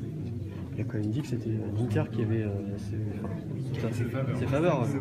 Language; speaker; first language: French; native; French